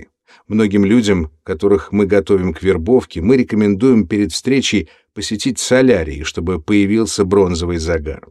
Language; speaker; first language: Russian; native; Russian